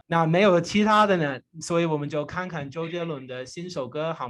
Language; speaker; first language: Chinese; non-native, fluent; English